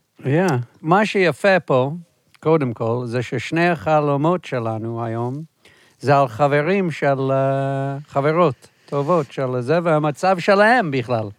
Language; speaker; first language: Hebrew; non-native, fluent; English